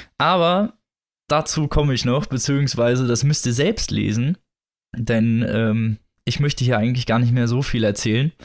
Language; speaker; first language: German; native; German